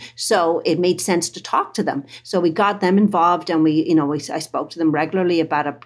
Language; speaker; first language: English; native; English